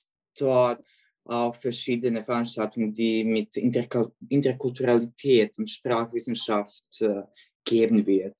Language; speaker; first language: German; non-native, fluent; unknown